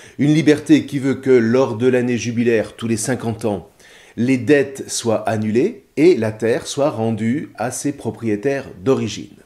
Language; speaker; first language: French; native; French